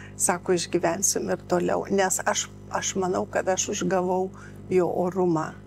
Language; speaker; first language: Lithuanian; early bilingual, heritage; Lithuanian